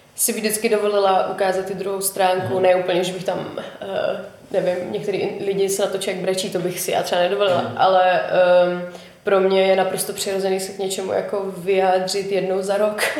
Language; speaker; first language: Czech; non-native, local second language; Russian